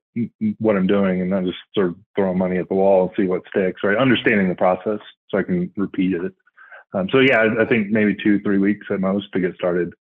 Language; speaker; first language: English; native; English